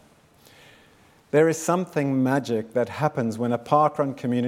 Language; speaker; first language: English; native; English